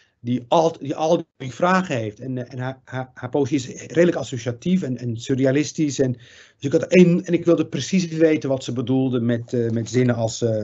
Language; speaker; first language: Dutch; early bilingual, other home language; Riffian